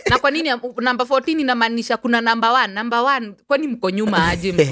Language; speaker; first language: Swahili; non-native, local second language; Kikuyu